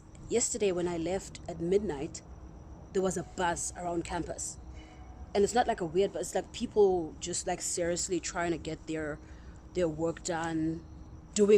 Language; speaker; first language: English; non-native, local second language; Zulu